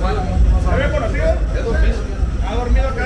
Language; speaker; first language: Spanish; native; Spanish